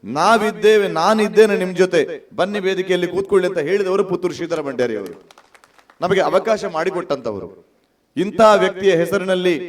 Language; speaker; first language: Kannada; non-native, local second language; Tulu